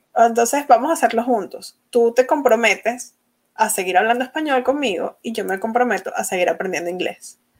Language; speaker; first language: Spanish; native; Spanish